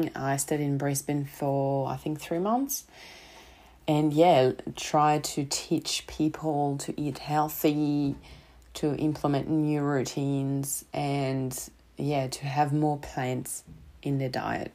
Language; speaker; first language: English; non-native, fluent; French